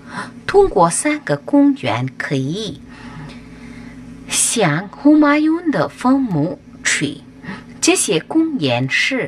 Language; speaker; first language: Chinese; non-native, fluent; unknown